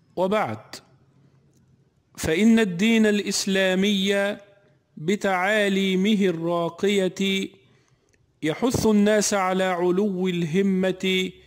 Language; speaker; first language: Arabic; native; Arabic